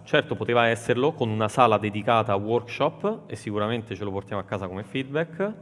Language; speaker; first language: Italian; native; Italian